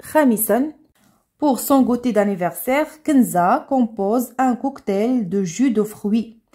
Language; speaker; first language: French; non-native, local second language; Arabic